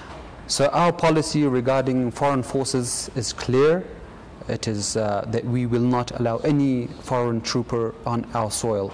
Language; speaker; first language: English; non-native, fluent; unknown